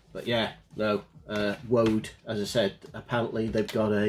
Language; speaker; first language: English; native; English